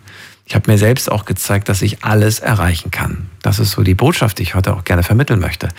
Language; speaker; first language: German; native; German